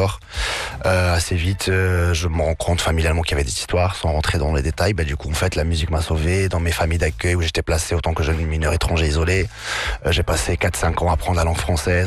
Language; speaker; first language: French; non-native, local second language; Arabic